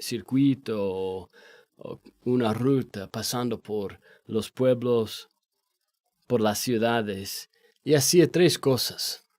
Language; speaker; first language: Spanish; non-native, fluent; English